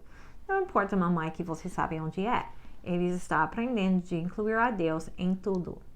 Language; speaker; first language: Portuguese; non-native, learner; English